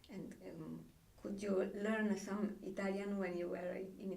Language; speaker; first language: English; non-native, fluent; Italian